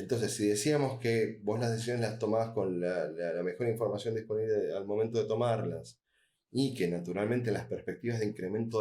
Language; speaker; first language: Spanish; native; Spanish